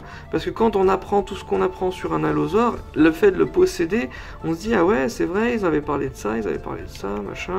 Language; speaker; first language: French; native; French